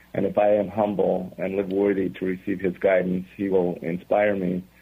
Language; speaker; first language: English; native; English